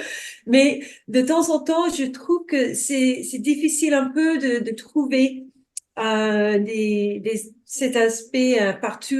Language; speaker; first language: French; non-native, fluent; English